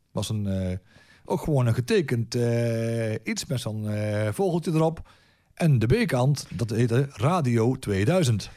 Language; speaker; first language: Dutch; native; Dutch